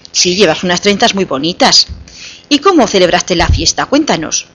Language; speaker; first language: Spanish; native; Spanish